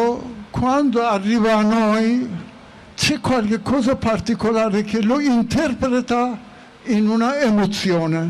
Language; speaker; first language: Italian; non-native, fluent; Persian